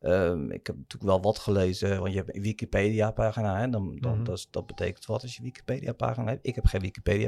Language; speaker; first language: Dutch; native; Dutch